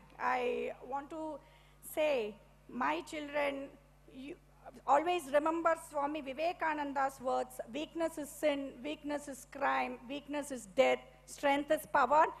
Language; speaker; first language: English; non-native, local second language; Tamil